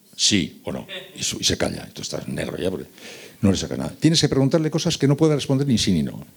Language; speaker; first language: Spanish; native; Spanish